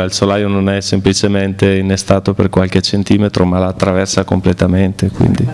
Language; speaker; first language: Italian; native; Italian